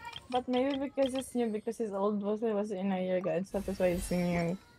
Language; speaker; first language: English; non-native, local second language; Filipino